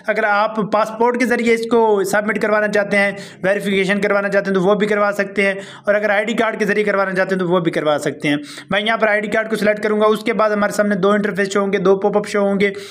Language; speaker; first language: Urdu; non-native, local second language; Punjabi